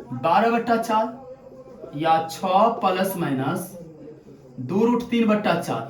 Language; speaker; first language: Hindi; native; Hindi